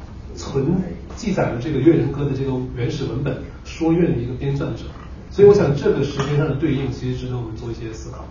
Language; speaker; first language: Chinese; native; Chinese